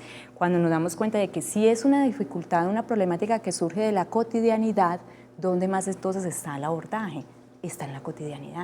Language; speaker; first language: Spanish; native; Spanish